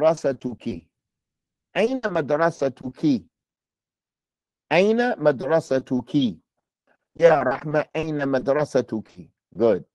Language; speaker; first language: Arabic; non-native, fluent; English